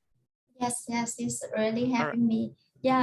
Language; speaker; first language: English; non-native, learner; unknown